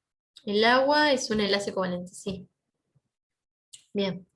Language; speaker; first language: Spanish; native; Spanish